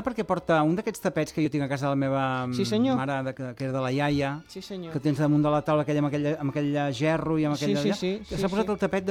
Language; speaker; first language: Catalan; native; Catalan